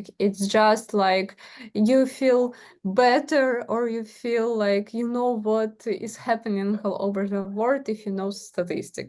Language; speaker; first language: English; non-native, learner; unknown